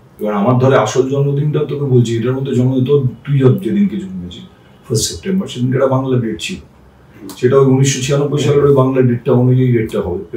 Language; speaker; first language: Bangla; native; Bangla